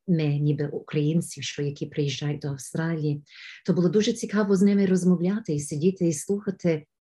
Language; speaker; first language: Ukrainian; early bilingual, heritage; Ukrainian